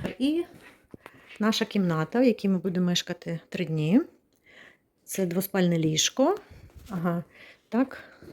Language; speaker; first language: Ukrainian; non-native, local second language; Russian